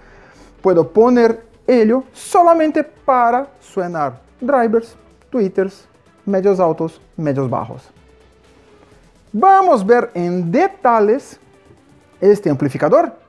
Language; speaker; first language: Spanish; non-native, fluent; Portuguese